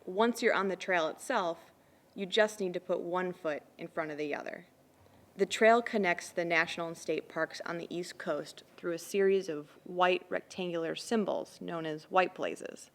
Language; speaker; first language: English; native; English